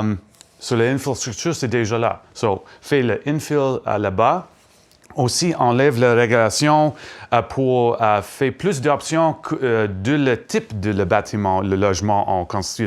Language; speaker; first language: French; non-native, learner; English